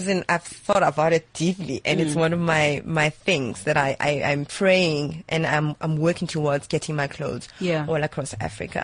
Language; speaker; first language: English; non-native, local second language; Zulu